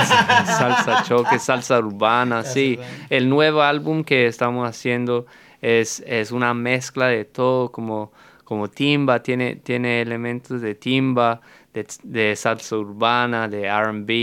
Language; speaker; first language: Spanish; non-native, fluent; English